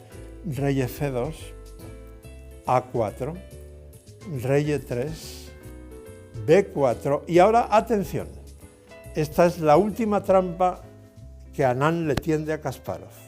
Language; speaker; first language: Spanish; native; Spanish